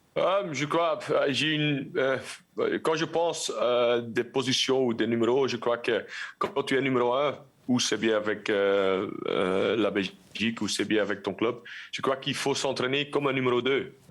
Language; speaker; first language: French; non-native, local second language; Dutch